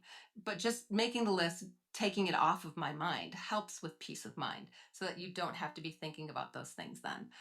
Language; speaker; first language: English; native; English